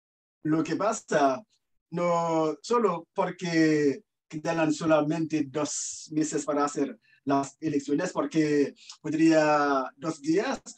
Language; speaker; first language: Spanish; non-native, fluent; Haitian Creole